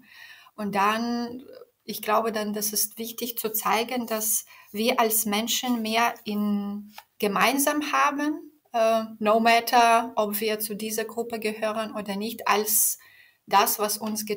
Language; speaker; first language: German; non-native, fluent; Belarusian